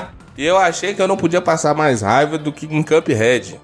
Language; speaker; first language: Portuguese; native; Portuguese